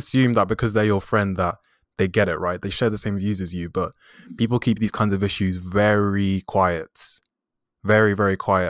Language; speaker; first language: English; native; English